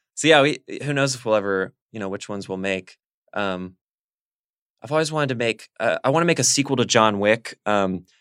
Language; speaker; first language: English; native; English